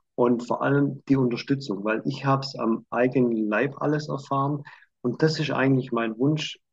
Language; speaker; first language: German; native; German